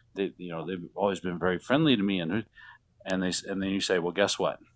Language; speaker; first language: English; native; English